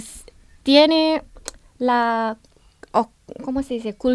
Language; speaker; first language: Spanish; non-native, learner; Indonesian